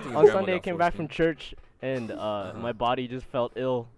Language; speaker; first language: English; early bilingual, other home language; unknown